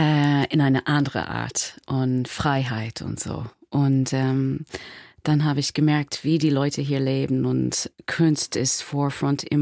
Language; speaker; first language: German; non-native, learner; English